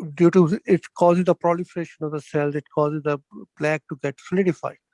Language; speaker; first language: English; non-native, local second language; Punjabi